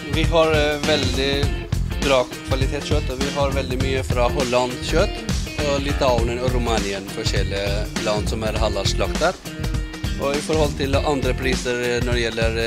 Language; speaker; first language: Norwegian; non-native, learner; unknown